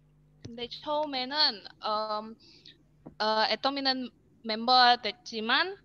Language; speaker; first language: Korean; non-native, learner; Indonesian